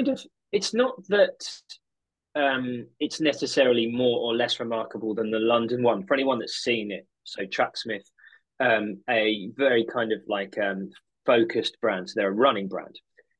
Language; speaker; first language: English; native; English